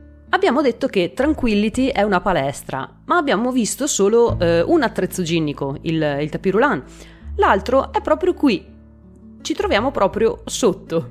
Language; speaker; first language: Italian; native; Italian